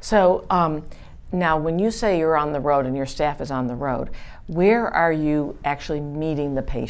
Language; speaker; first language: English; native; English